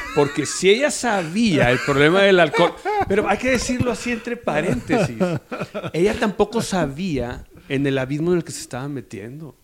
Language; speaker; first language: Spanish; native; Spanish